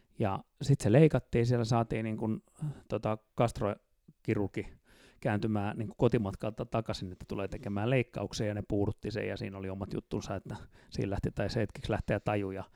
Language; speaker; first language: Finnish; native; Finnish